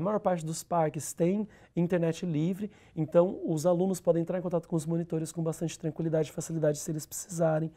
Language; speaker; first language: Portuguese; native; Portuguese